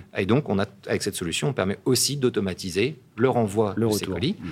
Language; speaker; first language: French; native; French